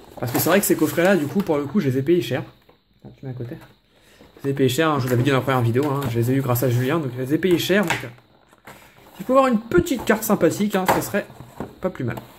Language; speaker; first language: French; native; French